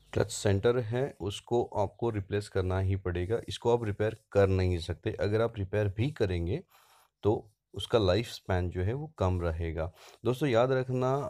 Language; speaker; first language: Hindi; non-native, local second language; Marathi